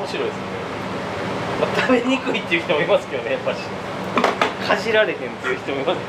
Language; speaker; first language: Japanese; native; Japanese